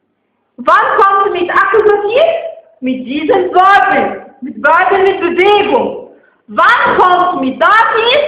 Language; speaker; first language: German; non-native, fluent; Arabic